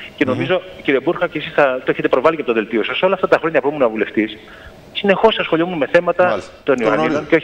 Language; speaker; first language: Greek; native; Greek